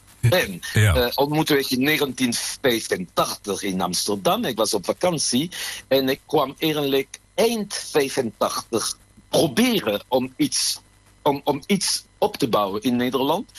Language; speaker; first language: Dutch; non-native, fluent; French